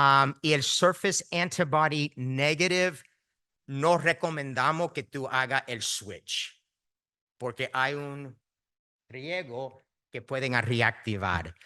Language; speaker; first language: Spanish; early bilingual, heritage; Spanish